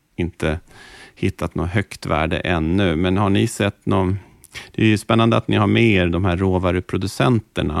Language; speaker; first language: Swedish; native; Swedish